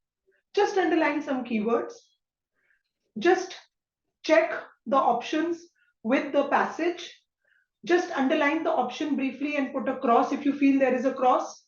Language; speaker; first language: English; non-native, local second language; Hindi